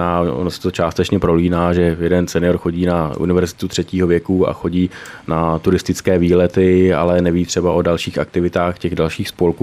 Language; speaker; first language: Czech; native; Czech